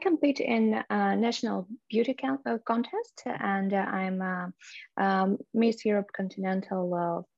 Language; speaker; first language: English; non-native, fluent; Russian